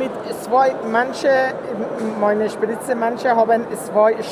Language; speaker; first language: German; non-native, learner; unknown